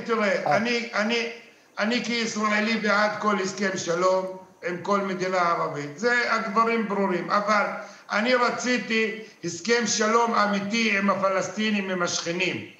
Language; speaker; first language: Hebrew; non-native, local second language; Arabic